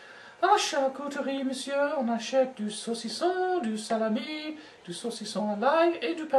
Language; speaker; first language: French; non-native, learner; English